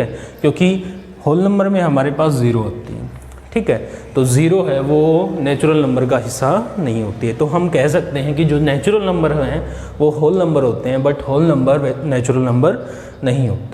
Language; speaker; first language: Hindi; native; Hindi